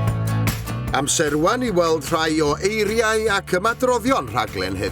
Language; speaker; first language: Welsh; native; Welsh